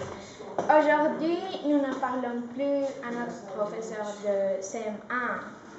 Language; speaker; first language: French; non-native, learner; Spanish